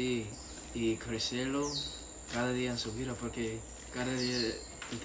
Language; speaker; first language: Spanish; non-native, learner; English